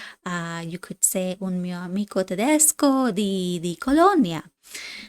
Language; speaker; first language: Italian; non-native, fluent; English